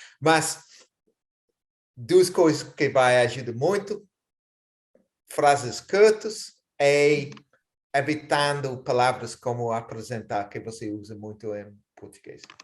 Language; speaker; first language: Portuguese; non-native, fluent; English